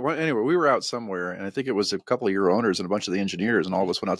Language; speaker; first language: English; native; English